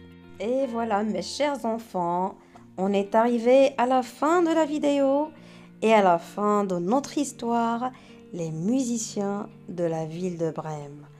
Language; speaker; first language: French; non-native, local second language; Arabic